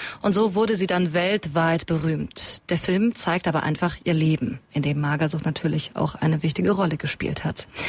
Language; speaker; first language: German; native; German